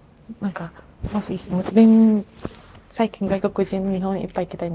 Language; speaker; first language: Japanese; non-native, fluent; Indonesian